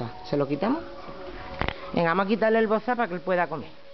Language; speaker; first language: Spanish; native; Spanish